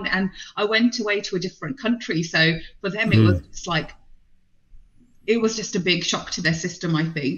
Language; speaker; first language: English; non-native, local second language; Punjabi